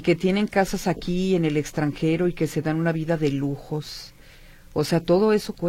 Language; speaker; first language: Spanish; native; Spanish